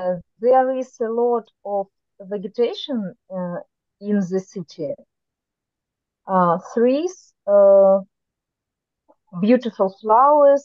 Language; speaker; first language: English; non-native, learner; Russian